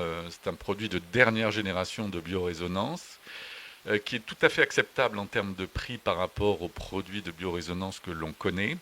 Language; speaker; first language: French; native; French